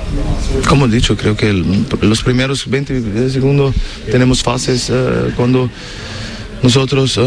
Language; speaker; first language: Spanish; non-native, learner; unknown